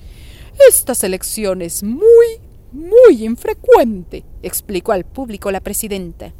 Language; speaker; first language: Spanish; native; Spanish